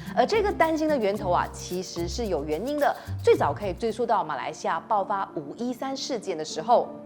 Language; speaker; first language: Chinese; native; Chinese